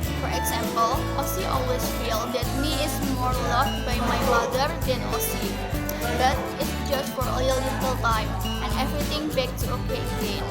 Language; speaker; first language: English; non-native, learner; Indonesian